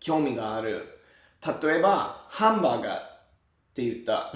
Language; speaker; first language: Japanese; non-native, learner; English